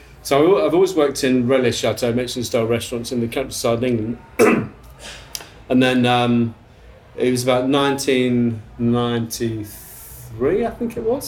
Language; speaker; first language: English; native; English